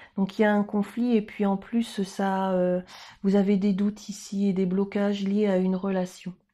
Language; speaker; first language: French; native; French